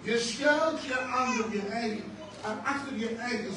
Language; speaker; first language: Dutch; non-native, fluent; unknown